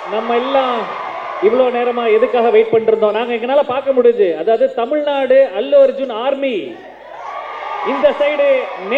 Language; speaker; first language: Tamil; native; Tamil